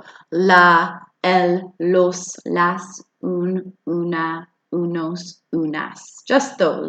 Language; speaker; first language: Spanish; non-native, fluent; English